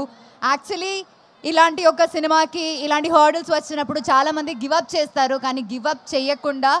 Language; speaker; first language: Telugu; non-native, fluent; Malayalam